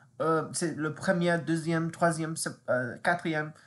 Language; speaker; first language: French; non-native, fluent; English